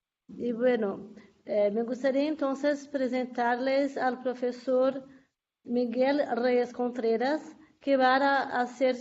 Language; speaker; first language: Spanish; non-native, fluent; Portuguese